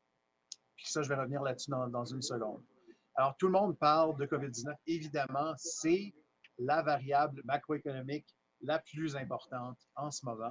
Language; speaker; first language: French; native; French